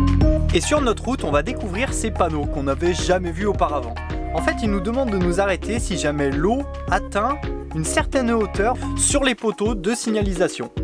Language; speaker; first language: French; native; French